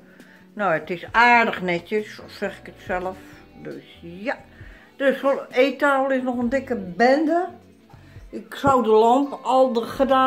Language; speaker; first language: Dutch; native; Dutch